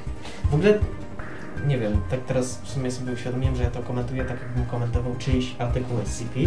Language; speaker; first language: Polish; native; Polish